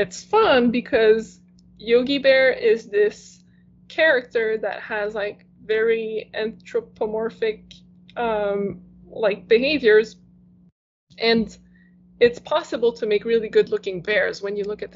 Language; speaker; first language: English; non-native, fluent; French